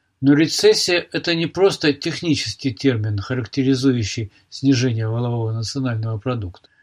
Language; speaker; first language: Russian; native; Russian